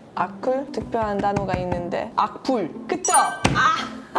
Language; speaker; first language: Korean; non-native, fluent; Hungarian